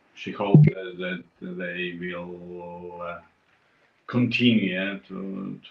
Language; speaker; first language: English; non-native, learner; Ukrainian